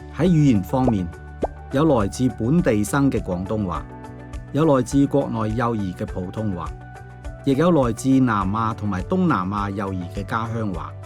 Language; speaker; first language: Cantonese; native; Cantonese